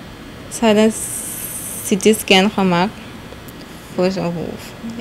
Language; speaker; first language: Dutch; non-native, local second language; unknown